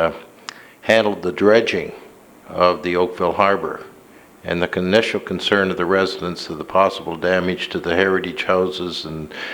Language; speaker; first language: English; native; English